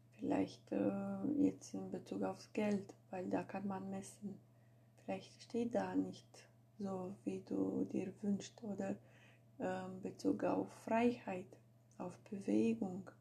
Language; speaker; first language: German; non-native, fluent; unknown